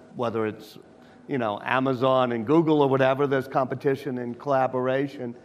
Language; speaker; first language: English; native; English